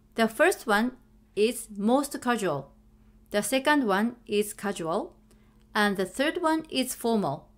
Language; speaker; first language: English; non-native, fluent; Japanese